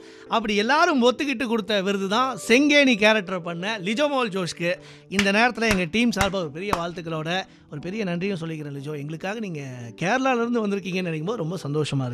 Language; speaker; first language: Tamil; native; Tamil